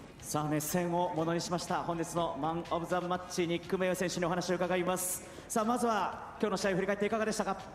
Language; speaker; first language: Japanese; native; Japanese